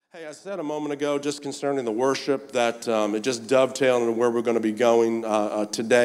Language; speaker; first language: English; native; English